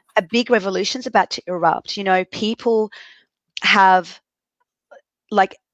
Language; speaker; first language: English; early bilingual, other home language; Arabic